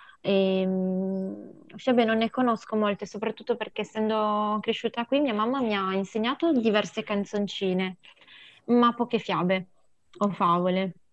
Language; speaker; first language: Italian; early bilingual, other home language; Sinhala